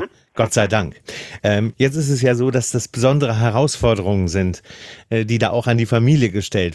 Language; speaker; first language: German; native; German